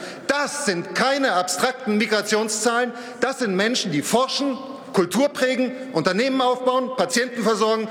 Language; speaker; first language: German; native; German